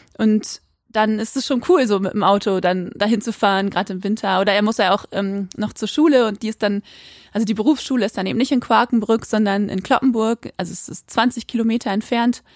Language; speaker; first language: German; native; German